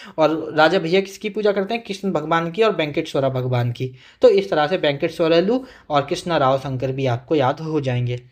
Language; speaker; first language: Hindi; native; Hindi